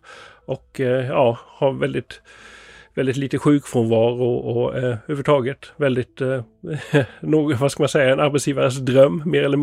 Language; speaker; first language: Swedish; native; Swedish